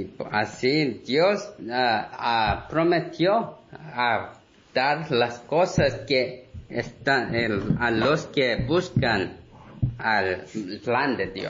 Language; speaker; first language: Spanish; non-native, learner; Korean